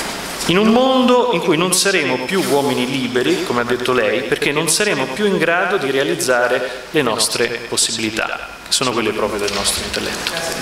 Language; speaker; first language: Italian; native; Italian